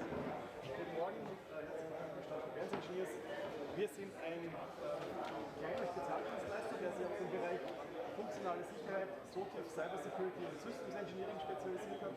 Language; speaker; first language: German; native; German